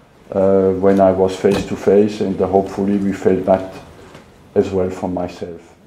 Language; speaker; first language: English; non-native, fluent; French